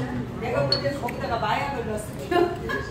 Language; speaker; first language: Korean; native; Korean